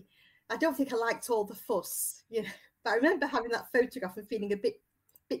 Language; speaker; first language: English; native; English